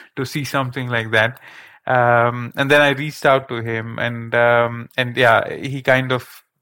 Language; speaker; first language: English; non-native, local second language; Kannada